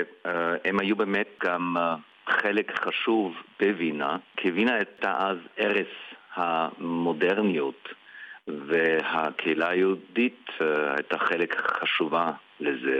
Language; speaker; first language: Hebrew; early bilingual, heritage; Hebrew